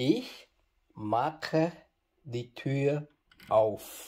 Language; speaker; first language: German; non-native, fluent; Khmer